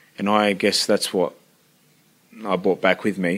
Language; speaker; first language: English; early bilingual, other home language; Italian